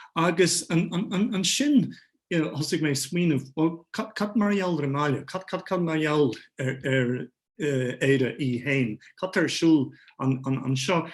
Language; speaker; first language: Irish; non-native, local second language; English